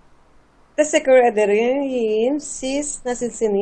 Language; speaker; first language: Turkish; non-native, learner; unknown